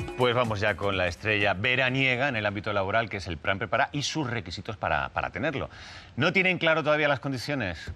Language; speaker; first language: Spanish; native; Spanish